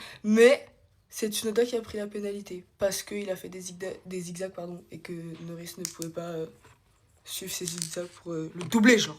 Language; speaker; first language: French; native; French